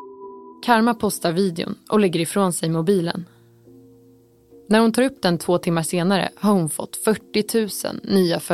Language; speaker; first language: Swedish; native; Swedish